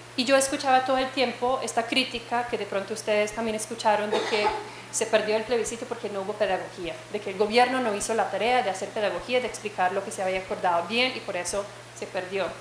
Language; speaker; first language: Spanish; non-native, fluent; English